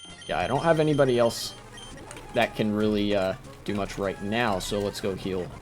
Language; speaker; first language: English; native; English